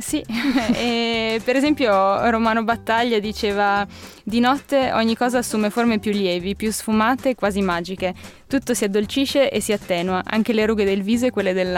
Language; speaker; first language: Italian; native; Italian